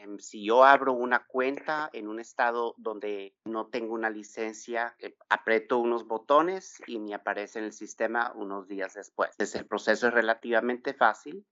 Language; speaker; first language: Spanish; native; Spanish